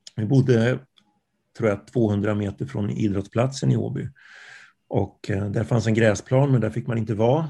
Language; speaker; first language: Swedish; native; Swedish